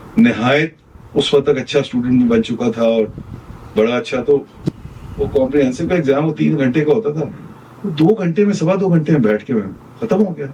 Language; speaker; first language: Urdu; non-native, local second language; Punjabi